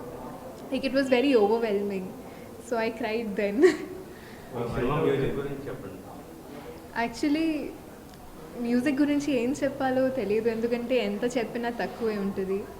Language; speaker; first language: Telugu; non-native, local second language; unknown